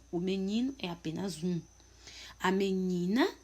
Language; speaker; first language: Portuguese; native; Portuguese